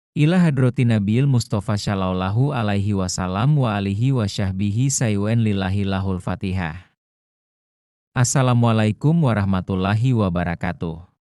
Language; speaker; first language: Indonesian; native; Indonesian